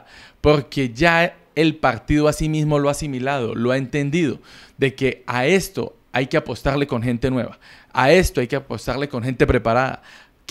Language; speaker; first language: Spanish; native; Spanish